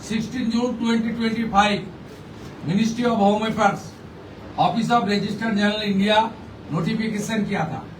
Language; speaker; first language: Hindi; non-native, local second language; Bangla